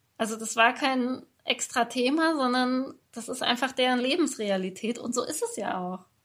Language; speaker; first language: German; early bilingual, other home language; Persian